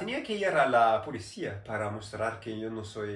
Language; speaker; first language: Spanish; non-native, learner; German